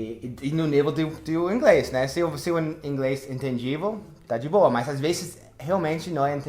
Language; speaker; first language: Portuguese; non-native, fluent; English